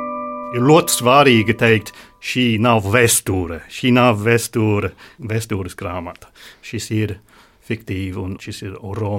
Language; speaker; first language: Latvian; non-native, learner; English